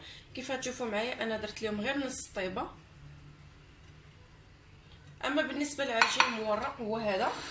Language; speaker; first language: Arabic; native; Arabic